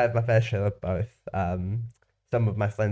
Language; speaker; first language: English; native; English